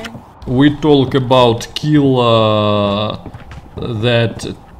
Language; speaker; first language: English; non-native, learner; Russian